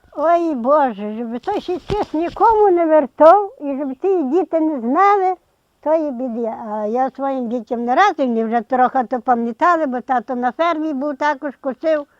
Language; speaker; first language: Ukrainian; native; Ukrainian